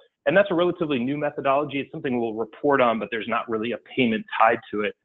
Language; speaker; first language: English; native; English